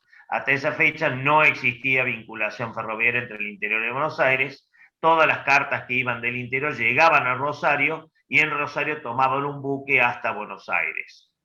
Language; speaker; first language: Spanish; native; Spanish